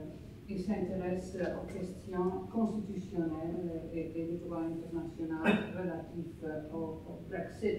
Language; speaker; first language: French; non-native, fluent; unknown